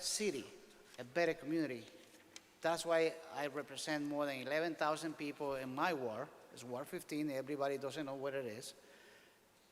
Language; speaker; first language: English; non-native, fluent; Spanish